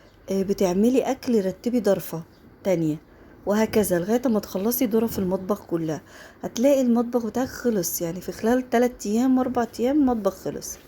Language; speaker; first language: Arabic; native; Arabic